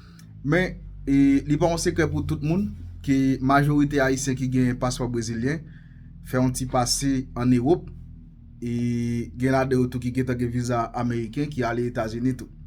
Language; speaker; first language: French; non-native, local second language; Haitian Creole